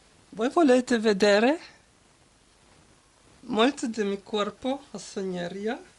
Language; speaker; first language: Italian; non-native, learner; German